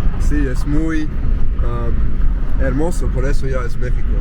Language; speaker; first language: Spanish; non-native, learner; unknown